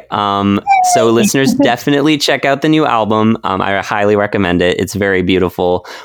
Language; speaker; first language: English; native; English